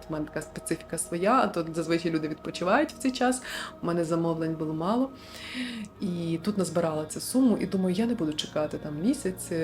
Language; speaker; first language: Ukrainian; non-native, local second language; Russian